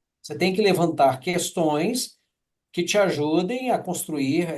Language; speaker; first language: Portuguese; native; Portuguese